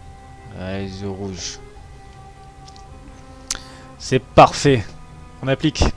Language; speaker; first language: French; native; French